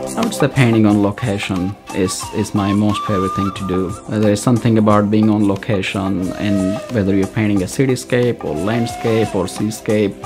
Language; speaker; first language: English; non-native, local second language; Gujarati